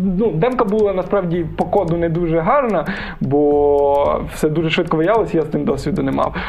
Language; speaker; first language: Ukrainian; native; Ukrainian